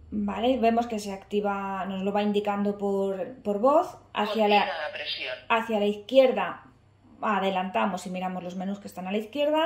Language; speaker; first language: Spanish; native; Spanish